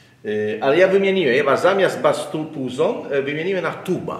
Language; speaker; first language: Polish; non-native, learner; Italian